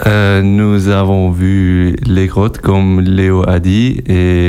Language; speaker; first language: French; non-native, local second language; German